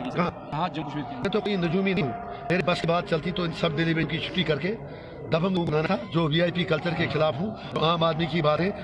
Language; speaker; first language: Urdu; non-native, local second language; Kashmiri